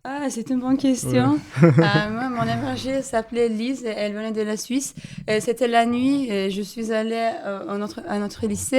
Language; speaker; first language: French; non-native, fluent; Turkish